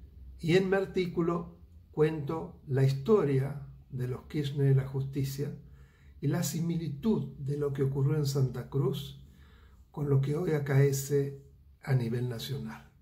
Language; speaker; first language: Spanish; native; Spanish